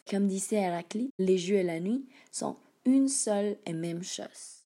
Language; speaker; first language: French; non-native, learner; Spanish